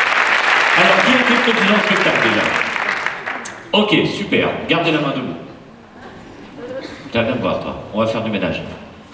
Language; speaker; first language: French; native; French